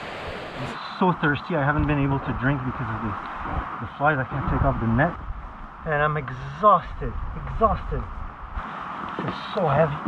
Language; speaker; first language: English; non-native, local second language; French